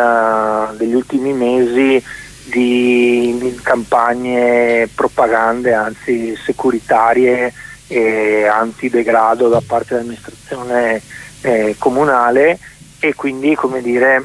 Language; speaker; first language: Italian; native; Italian